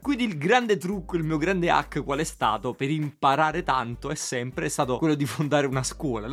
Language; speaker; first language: Italian; native; Italian